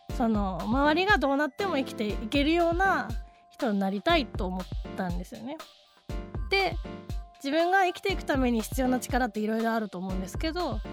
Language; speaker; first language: Japanese; native; Japanese